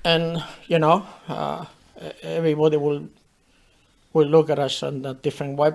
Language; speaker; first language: English; non-native, fluent; Spanish